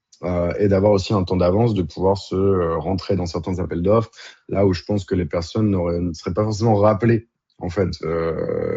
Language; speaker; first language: French; native; French